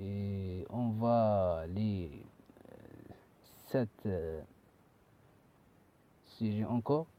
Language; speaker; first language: French; non-native, learner; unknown